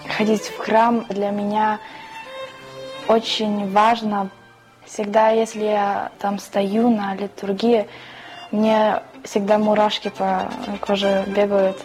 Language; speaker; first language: Russian; early bilingual, heritage; Russian